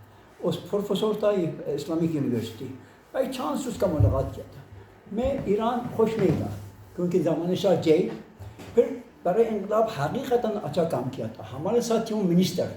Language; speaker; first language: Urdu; non-native, learner; Persian